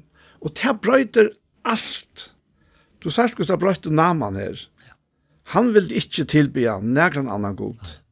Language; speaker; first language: Danish; non-native, local second language; Faroese